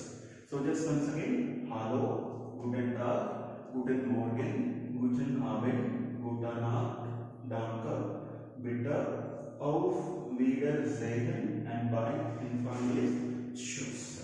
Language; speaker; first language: German; non-native, learner; Telugu